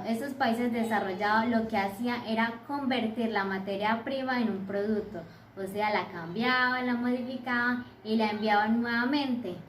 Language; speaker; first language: Spanish; native; Spanish